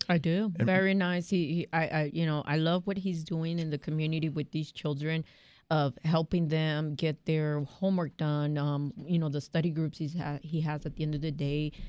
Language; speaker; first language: English; early bilingual, other home language; Spanish